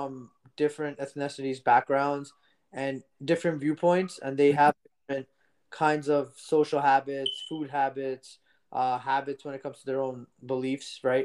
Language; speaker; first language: English; early bilingual, other home language; Gujarati